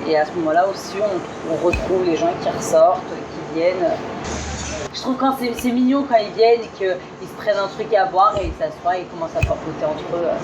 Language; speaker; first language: French; native; French